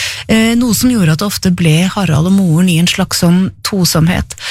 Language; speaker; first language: Norwegian; native; Norwegian